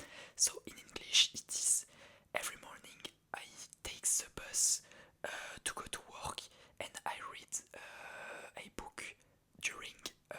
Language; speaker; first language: English; non-native, learner; French